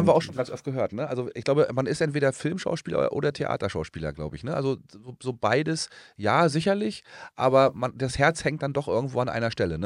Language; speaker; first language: German; native; German